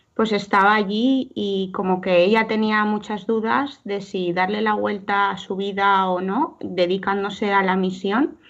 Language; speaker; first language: Spanish; native; Spanish